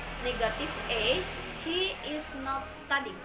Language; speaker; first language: English; non-native, learner; Indonesian